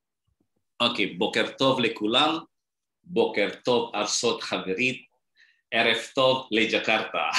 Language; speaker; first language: Hebrew; non-native, fluent; Indonesian